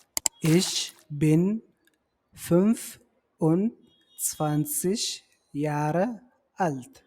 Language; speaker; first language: German; non-native, fluent; Tigrinya